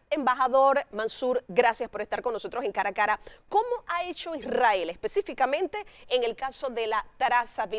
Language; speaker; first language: Spanish; native; Spanish